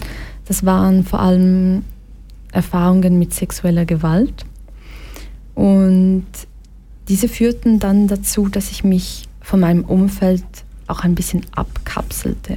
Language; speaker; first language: German; early bilingual, other home language; Portuguese